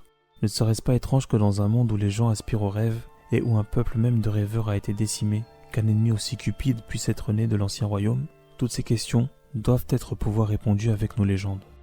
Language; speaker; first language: French; native; French